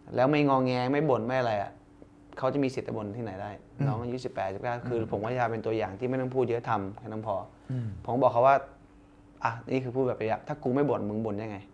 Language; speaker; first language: Thai; early bilingual, other home language; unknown